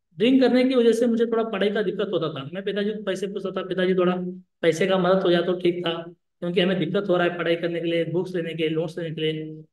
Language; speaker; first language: Hindi; non-native, local second language; Lambadi